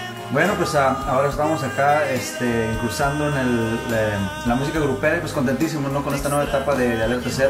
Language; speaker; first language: Spanish; native; Spanish